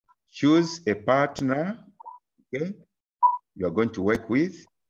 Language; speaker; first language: English; non-native, local second language; Bemba